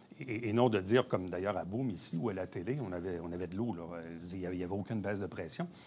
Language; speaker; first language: French; native; French